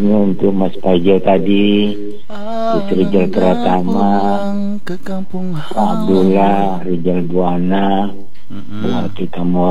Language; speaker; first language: Indonesian; non-native, local second language; Minangkabau